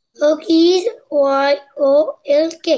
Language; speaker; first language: English; non-native, learner; Bangla